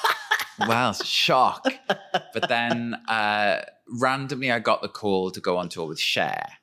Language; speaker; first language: English; native; English